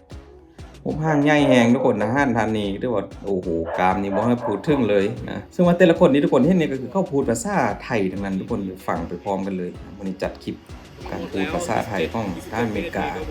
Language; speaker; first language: Thai; non-native, local second language; Lao